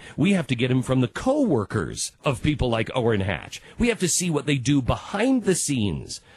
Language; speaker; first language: English; native; English